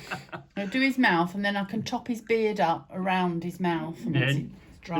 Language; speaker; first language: English; native; English